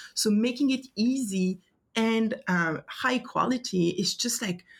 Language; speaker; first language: English; non-native, fluent; French